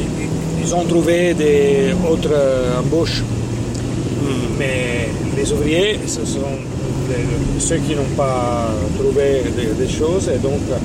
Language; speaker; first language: French; non-native, fluent; Italian